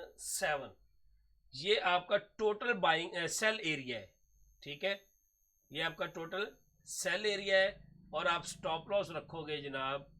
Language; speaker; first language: Hindi; non-native, local second language; Punjabi